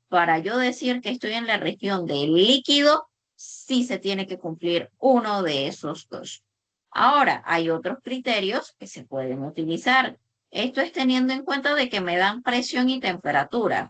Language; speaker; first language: Spanish; native; Spanish